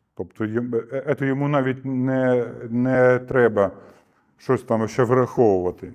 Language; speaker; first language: Ukrainian; non-native, local second language; Russian